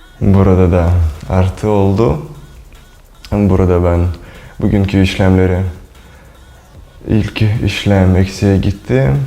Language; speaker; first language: Turkish; non-native, learner; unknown